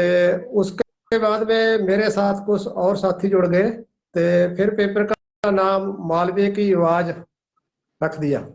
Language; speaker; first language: Hindi; non-native, local second language; Punjabi